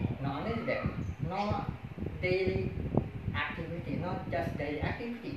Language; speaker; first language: English; non-native, learner; Indonesian